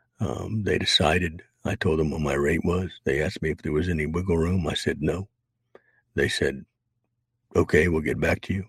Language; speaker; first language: English; native; English